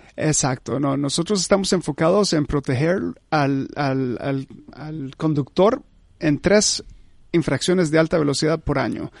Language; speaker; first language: Spanish; early bilingual, heritage; Spanish